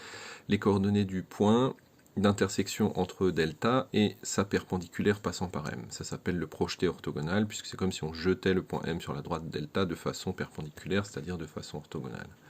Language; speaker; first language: French; native; French